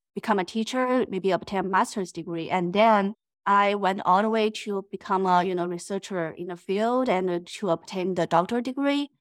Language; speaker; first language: English; non-native, fluent; Chinese